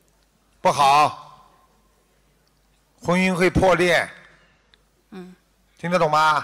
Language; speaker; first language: Chinese; native; Chinese